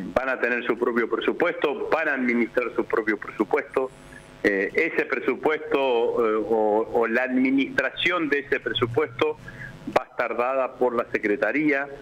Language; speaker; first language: Spanish; native; Spanish